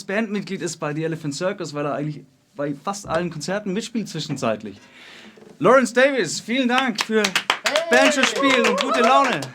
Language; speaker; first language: German; native; German